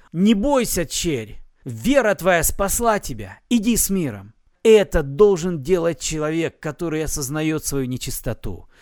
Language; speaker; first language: Russian; native; Russian